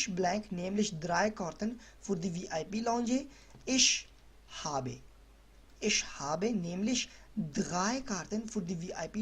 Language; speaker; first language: German; non-native, learner; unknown